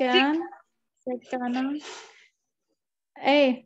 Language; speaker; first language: Turkish; non-native, learner; Arabic